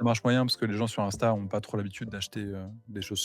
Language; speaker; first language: French; native; French